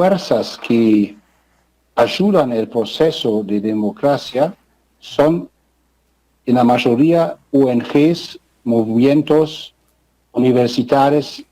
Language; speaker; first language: Spanish; non-native, fluent; German